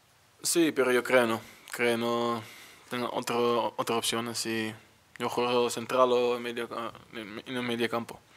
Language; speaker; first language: Spanish; non-native, learner; Dutch